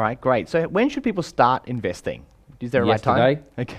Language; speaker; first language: English; native; English